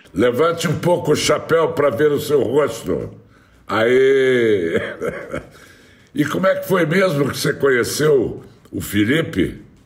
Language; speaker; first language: Portuguese; native; Portuguese